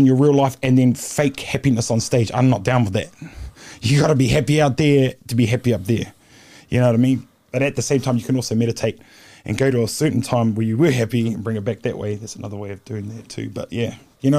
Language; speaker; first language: English; native; English